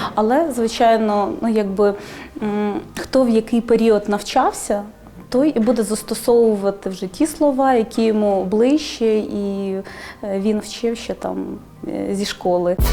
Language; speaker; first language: Ukrainian; non-native, local second language; Russian